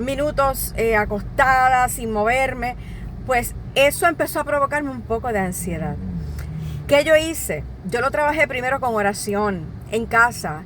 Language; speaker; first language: Spanish; native; Spanish